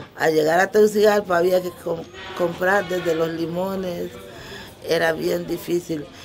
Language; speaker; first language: Spanish; early bilingual, other home language; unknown